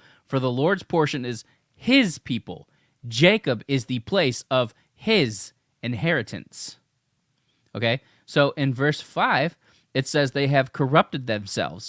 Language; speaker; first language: English; native; English